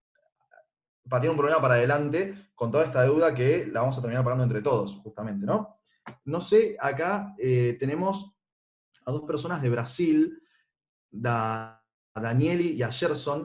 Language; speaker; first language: Spanish; native; Spanish